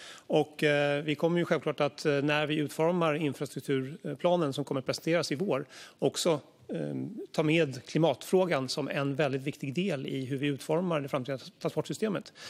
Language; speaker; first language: Swedish; native; Swedish